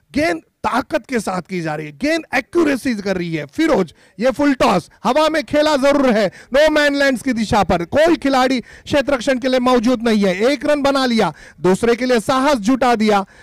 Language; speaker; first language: Hindi; non-native, local second language; Marathi